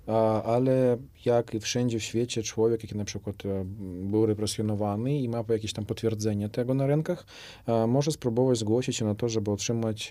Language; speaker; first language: Polish; non-native, fluent; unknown